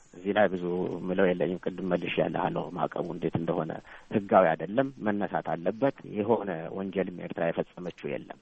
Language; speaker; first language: Amharic; non-native, local second language; Tigrinya